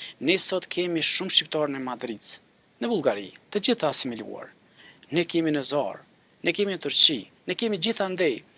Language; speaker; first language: Albanian; native; Albanian